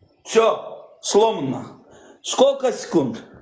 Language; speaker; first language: Russian; non-native, learner; Azerbaijani